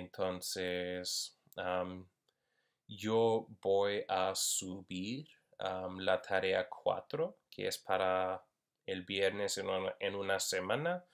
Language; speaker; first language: Spanish; non-native, fluent; English